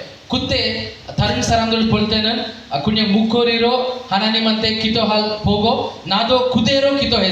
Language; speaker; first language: Korean; non-native, learner; Telugu